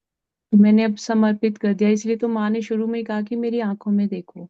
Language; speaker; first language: Hindi; native; Hindi